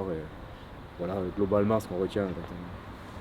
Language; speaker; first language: French; native; French